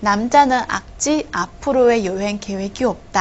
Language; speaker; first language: Korean; non-native, fluent; Chinese